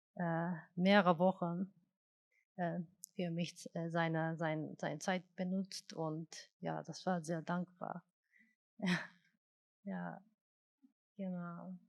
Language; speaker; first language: German; non-native, fluent; Japanese